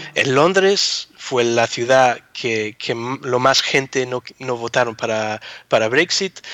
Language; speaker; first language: Spanish; early bilingual, heritage; Spanish